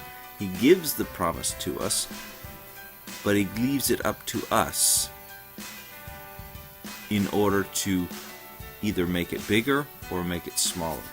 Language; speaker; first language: English; native; English